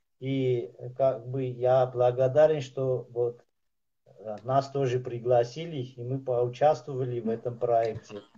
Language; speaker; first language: Russian; non-native, local second language; Armenian